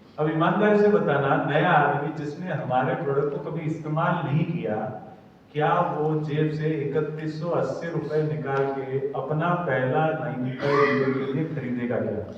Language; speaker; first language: Hindi; native; Hindi